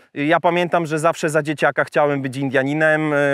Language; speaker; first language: Polish; native; Polish